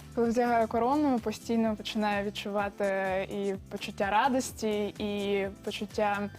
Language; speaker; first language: Ukrainian; native; Ukrainian